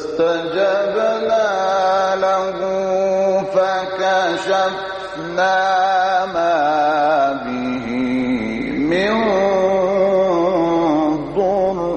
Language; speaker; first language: Arabic; native; Arabic